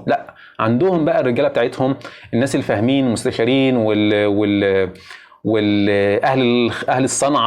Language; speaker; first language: Arabic; native; Arabic